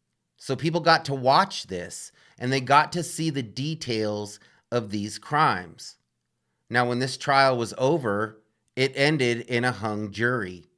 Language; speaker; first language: English; native; English